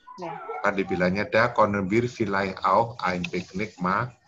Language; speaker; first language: German; non-native, fluent; Indonesian